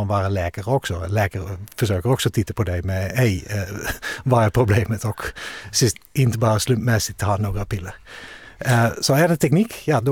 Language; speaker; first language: Swedish; non-native, fluent; Dutch